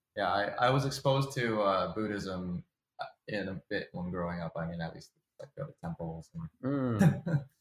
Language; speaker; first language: English; native; English